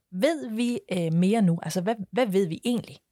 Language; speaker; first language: Danish; native; Danish